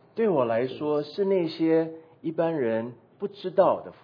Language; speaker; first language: Chinese; native; Chinese